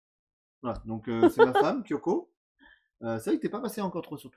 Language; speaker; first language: French; native; French